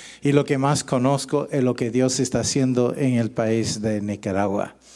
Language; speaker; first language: Spanish; non-native, fluent; English